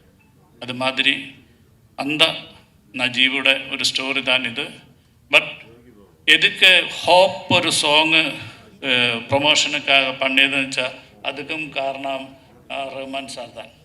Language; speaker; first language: Tamil; non-native, learner; Malayalam